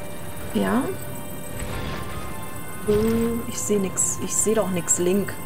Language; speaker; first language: German; native; German